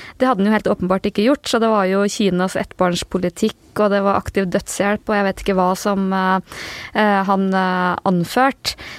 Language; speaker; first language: Norwegian; native; Norwegian